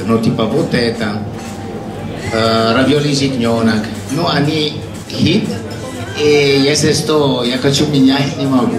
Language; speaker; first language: Russian; non-native, learner; Italian